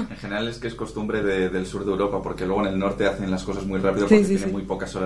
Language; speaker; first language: Spanish; native; Spanish